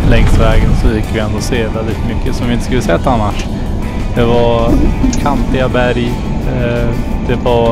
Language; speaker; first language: Swedish; native; Swedish